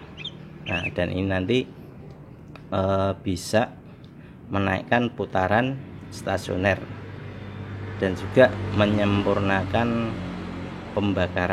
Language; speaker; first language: Indonesian; native; Indonesian